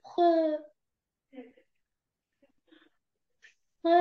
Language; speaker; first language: French; non-native, local second language; Arabic